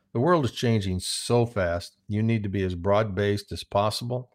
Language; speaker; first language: English; native; English